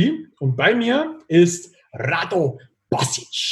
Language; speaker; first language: German; native; German